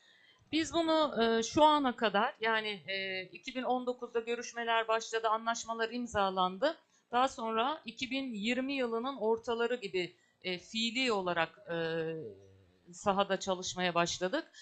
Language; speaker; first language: Turkish; native; Turkish